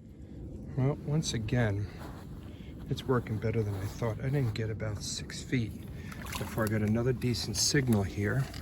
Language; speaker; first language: English; native; English